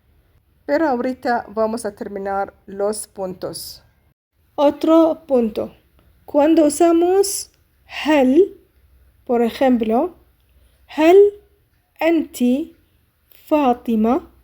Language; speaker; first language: Spanish; non-native, fluent; Arabic